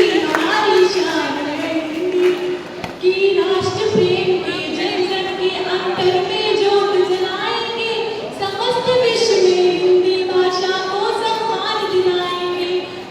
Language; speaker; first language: Hindi; native; Hindi